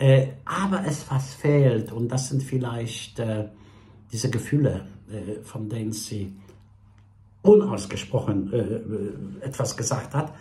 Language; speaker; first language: German; non-native, fluent; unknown